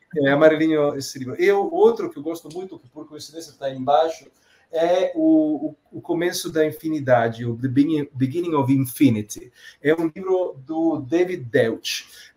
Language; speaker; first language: Portuguese; non-native, fluent; Italian